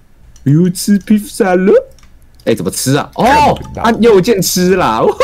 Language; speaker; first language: Chinese; native; Chinese